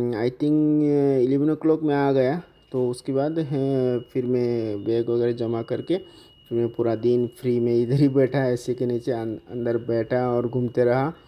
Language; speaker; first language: Hindi; non-native, local second language; Bangla